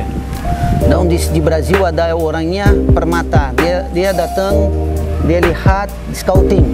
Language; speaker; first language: Indonesian; non-native, fluent; Portuguese